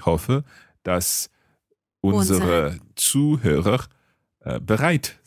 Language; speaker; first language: German; non-native, learner; English